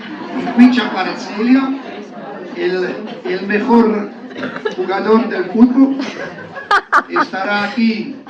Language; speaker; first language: Spanish; non-native, learner; Georgian